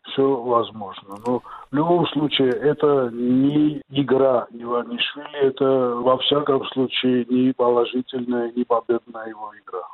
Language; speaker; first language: Russian; non-native, local second language; Georgian